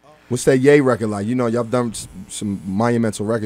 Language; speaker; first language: English; native; English